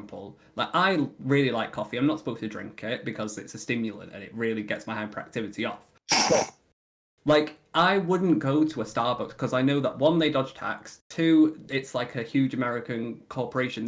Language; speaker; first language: English; native; English